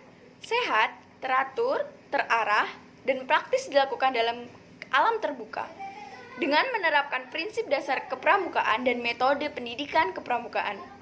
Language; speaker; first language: Indonesian; native; Indonesian